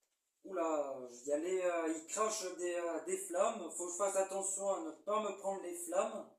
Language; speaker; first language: French; native; French